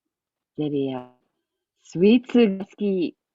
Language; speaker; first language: Japanese; non-native, fluent; English